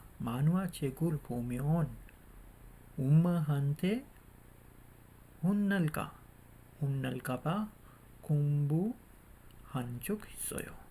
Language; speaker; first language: Korean; non-native, fluent; Urdu